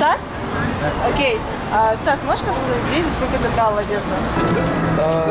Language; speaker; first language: Russian; native; Russian